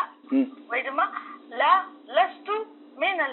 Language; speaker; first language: Arabic; non-native, learner; Tigrinya